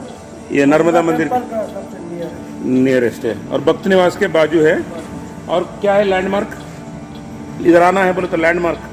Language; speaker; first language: Hindi; non-native, local second language; Telugu